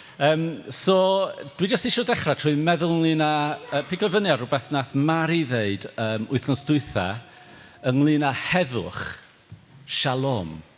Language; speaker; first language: Welsh; native; Welsh